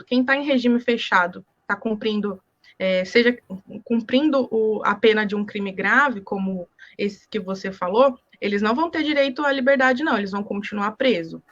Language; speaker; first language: Portuguese; native; Portuguese